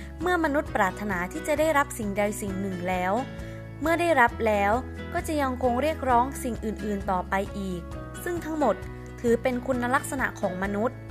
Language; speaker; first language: Thai; native; Thai